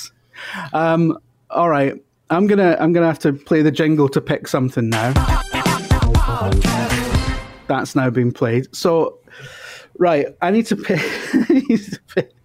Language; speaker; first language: English; native; English